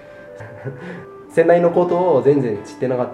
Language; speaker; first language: Japanese; non-native, fluent; Arabic